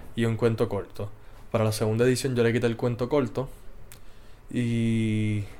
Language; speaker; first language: Spanish; native; Spanish